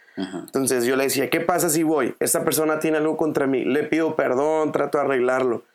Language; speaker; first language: Spanish; native; Spanish